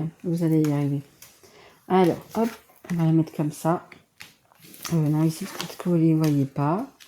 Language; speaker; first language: French; native; French